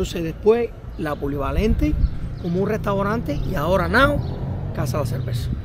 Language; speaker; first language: Spanish; native; Spanish